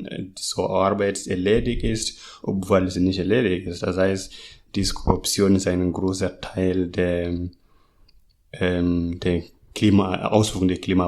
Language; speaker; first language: German; non-native, learner; Masai